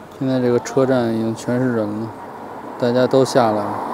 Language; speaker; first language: Chinese; native; Chinese